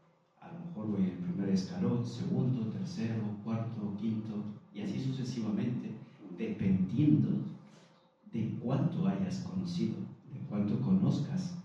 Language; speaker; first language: Spanish; native; Spanish